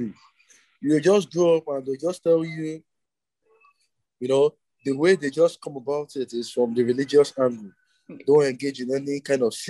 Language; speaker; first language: English; non-native, local second language; Igbo